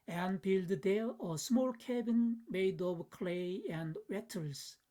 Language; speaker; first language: English; non-native, fluent; Korean